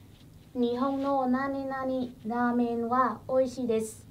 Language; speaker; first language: Japanese; non-native, fluent; Vietnamese